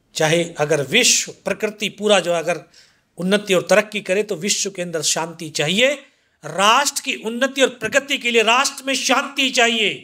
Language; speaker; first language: Hindi; native; Hindi